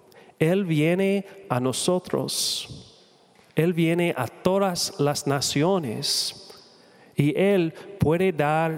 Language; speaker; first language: Spanish; non-native, fluent; English